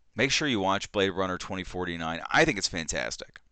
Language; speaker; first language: English; native; English